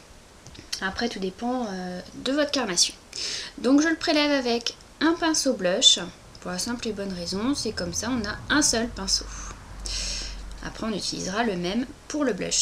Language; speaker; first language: French; native; French